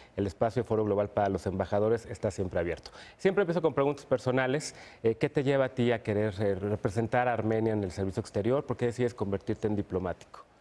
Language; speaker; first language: Spanish; native; Spanish